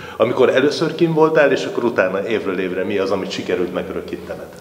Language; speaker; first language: Hungarian; native; Hungarian